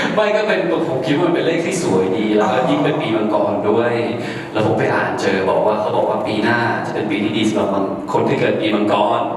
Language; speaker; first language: Thai; early bilingual, heritage; Thai